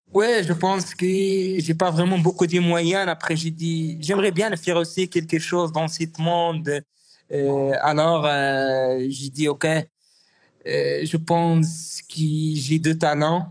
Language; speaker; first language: French; non-native, learner; Arabic